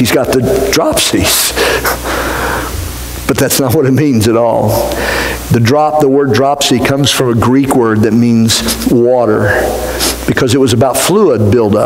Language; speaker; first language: English; native; English